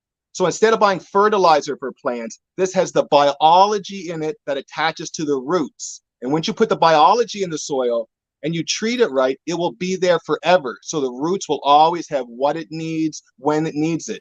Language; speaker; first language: English; native; English